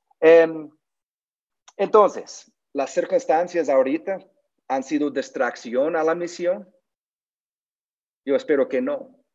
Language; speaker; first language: Spanish; non-native, learner; English